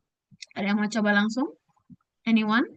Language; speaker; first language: Indonesian; native; Indonesian